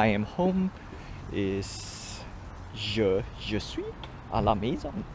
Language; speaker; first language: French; non-native, learner; English